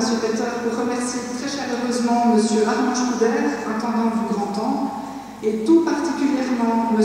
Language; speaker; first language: French; native; French